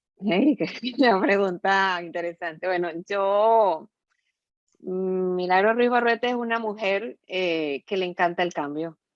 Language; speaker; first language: Spanish; native; Spanish